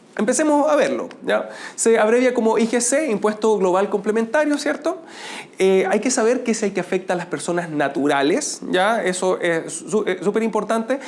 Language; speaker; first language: Spanish; native; Spanish